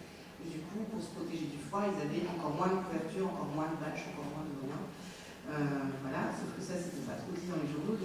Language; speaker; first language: French; native; French